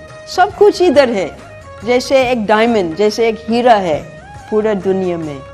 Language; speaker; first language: Hindi; non-native, fluent; English